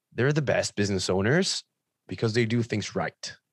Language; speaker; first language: English; non-native, fluent; Spanish